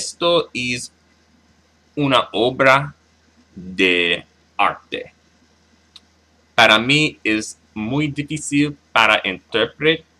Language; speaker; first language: Spanish; non-native, learner; English